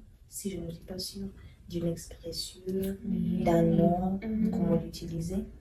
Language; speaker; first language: French; non-native, fluent; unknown